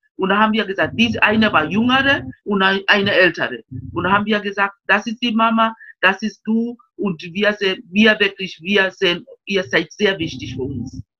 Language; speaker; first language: German; non-native, fluent; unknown